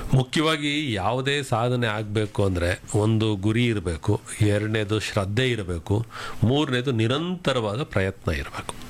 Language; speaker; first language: Kannada; native; Kannada